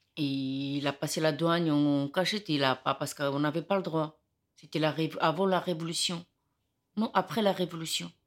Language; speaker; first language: French; non-native, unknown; Romany